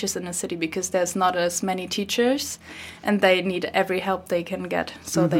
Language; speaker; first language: English; non-native, fluent; German